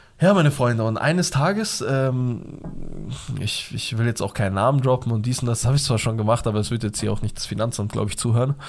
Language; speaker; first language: German; early bilingual, other home language; Persian